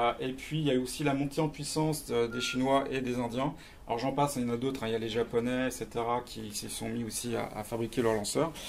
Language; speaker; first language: French; native; French